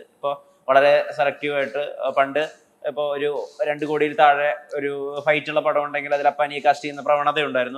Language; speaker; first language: Malayalam; native; Malayalam